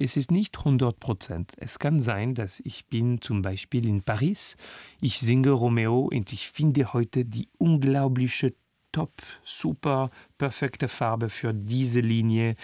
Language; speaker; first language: German; non-native, fluent; French